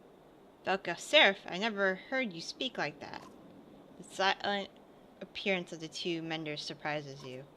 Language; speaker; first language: English; native; English